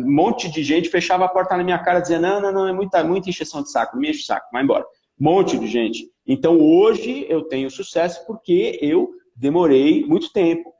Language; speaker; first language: Portuguese; early bilingual, other home language; Italian